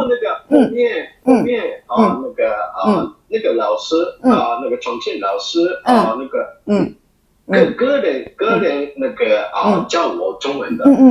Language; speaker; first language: Chinese; non-native, fluent; Japanese